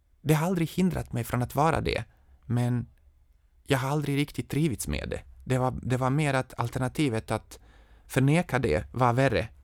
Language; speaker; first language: Swedish; non-native, fluent; Serbian